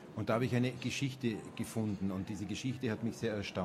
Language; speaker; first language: German; native; German